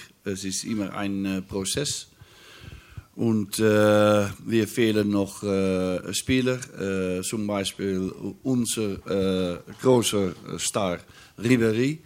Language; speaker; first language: German; non-native, learner; Dutch